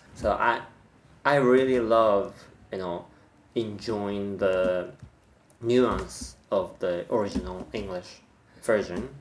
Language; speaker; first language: English; non-native, fluent; Japanese